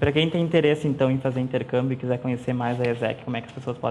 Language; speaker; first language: Portuguese; native; Portuguese